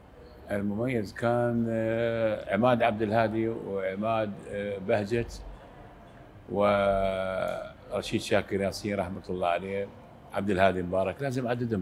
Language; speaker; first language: Arabic; native; Arabic